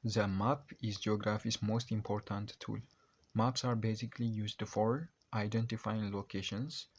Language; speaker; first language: English; non-native, local second language; Amharic